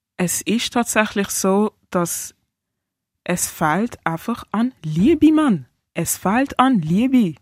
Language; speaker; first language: German; native; German